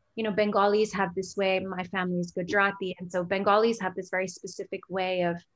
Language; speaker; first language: English; early bilingual, other home language; Gujarati